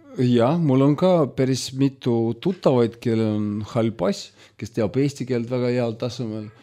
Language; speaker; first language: Estonian; non-native, local second language; Russian